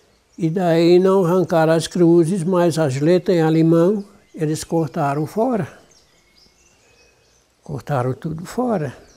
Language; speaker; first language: Portuguese; non-native, local second language; German